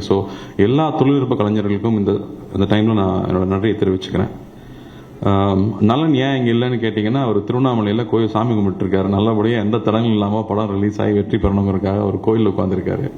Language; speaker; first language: Tamil; native; Tamil